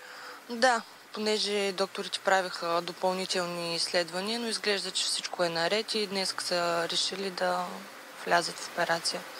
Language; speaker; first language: Bulgarian; native; Bulgarian